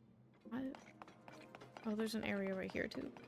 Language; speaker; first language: English; native; English